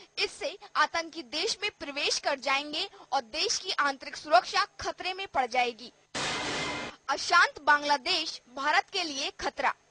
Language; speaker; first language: Hindi; native; Hindi